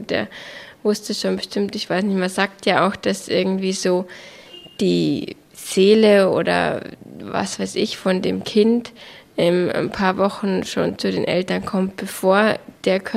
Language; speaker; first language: German; native; German